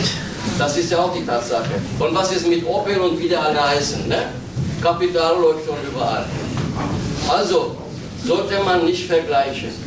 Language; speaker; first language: German; non-native, fluent; Turkish